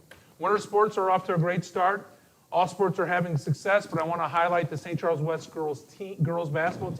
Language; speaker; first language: English; native; English